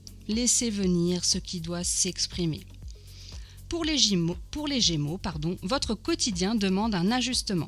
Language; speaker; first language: French; native; French